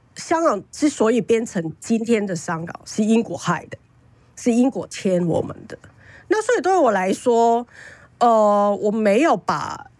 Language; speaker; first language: Chinese; non-native, fluent; Cantonese